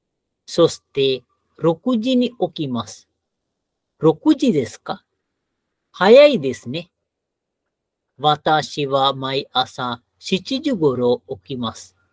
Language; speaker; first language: Japanese; non-native, fluent; Sinhala